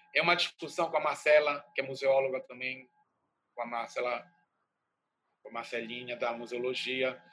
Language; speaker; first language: Portuguese; native; Portuguese